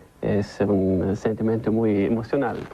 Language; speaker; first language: Spanish; non-native, learner; German